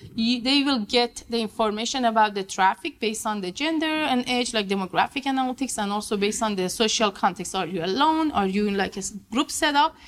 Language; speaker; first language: English; non-native, fluent; Persian